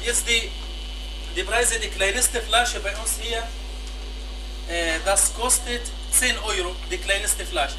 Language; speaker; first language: German; non-native, fluent; Arabic